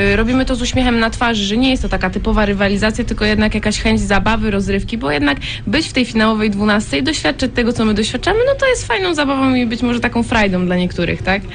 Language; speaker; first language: Polish; native; Polish